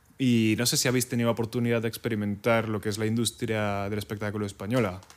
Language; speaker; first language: Spanish; native; Spanish